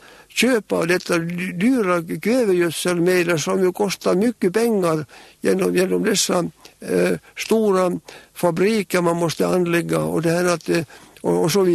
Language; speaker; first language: Swedish; native; Swedish